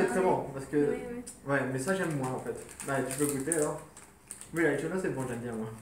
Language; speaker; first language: French; native; French